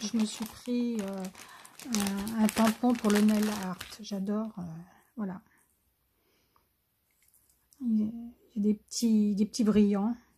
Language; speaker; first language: French; native; French